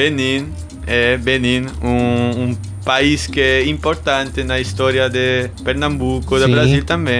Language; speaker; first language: Portuguese; non-native, learner; German